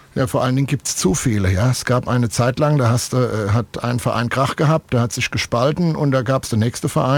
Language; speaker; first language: German; native; German